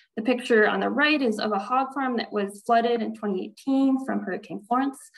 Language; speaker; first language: English; native; English